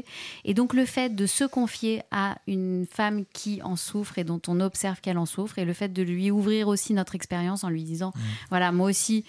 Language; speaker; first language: French; native; French